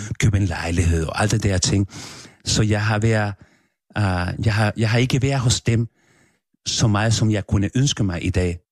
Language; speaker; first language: Danish; non-native, fluent; Spanish